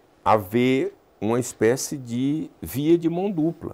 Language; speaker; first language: Portuguese; native; Portuguese